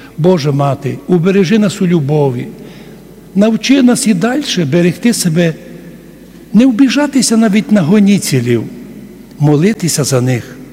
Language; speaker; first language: Ukrainian; native; Ukrainian